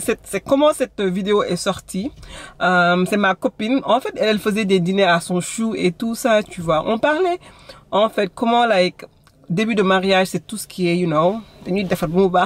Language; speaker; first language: French; non-native, local second language; Wolof